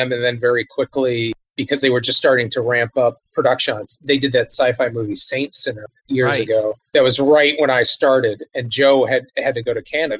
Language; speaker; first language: English; native; English